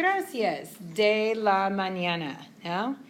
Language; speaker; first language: Spanish; non-native, fluent; English